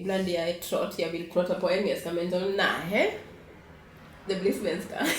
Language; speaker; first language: Swedish; non-native, fluent; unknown